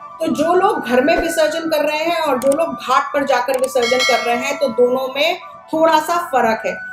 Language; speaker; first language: Hindi; native; Hindi